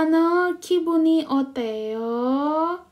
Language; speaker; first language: Korean; non-native, fluent; Indonesian